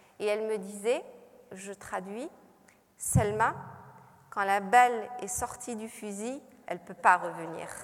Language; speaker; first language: French; non-native, local second language; Arabic